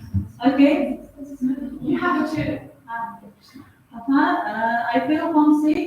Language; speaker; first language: English; non-native, fluent; Uzbek